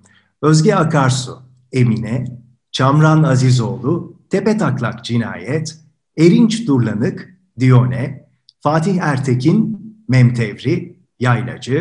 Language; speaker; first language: Turkish; native; Turkish